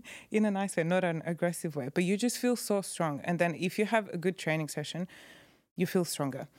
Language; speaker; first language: English; non-native, fluent; Croatian